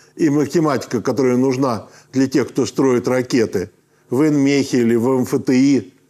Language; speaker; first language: Russian; native; Russian